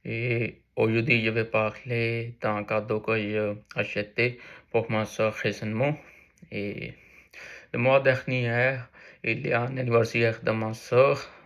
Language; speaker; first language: French; non-native, learner; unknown